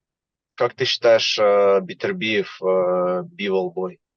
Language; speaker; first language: Russian; non-native, learner; Uzbek